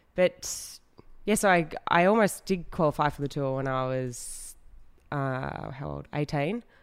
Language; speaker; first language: English; native; English